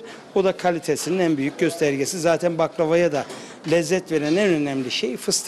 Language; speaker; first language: Turkish; native; Turkish